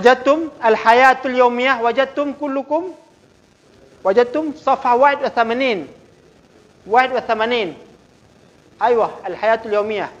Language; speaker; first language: Arabic; non-native, fluent; Indonesian